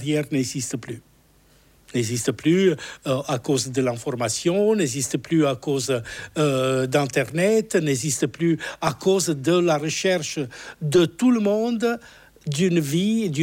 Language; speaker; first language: French; non-native, fluent; Italian